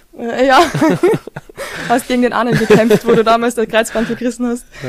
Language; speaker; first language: German; native; German